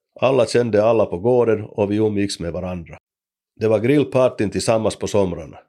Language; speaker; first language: Swedish; native; Swedish